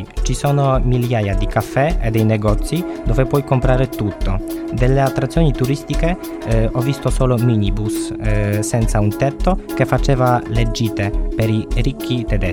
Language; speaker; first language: Italian; non-native, fluent; Polish